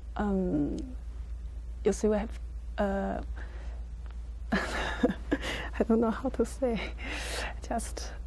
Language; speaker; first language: English; non-native, learner; Chinese